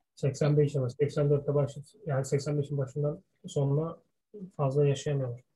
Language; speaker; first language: Turkish; early bilingual, heritage; Turkish